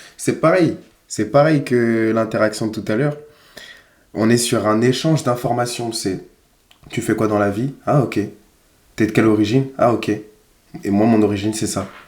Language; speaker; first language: French; native; French